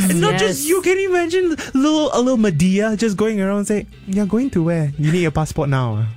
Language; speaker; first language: English; native; English